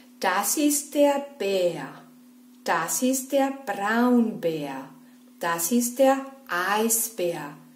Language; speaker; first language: German; non-native, fluent; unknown